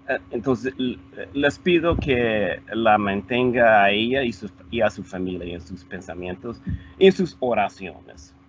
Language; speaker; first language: Spanish; non-native, fluent; English